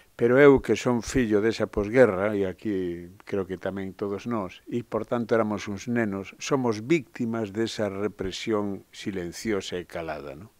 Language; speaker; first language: Galician; non-native, local second language; Spanish